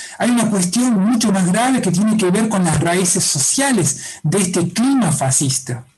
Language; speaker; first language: Spanish; native; Spanish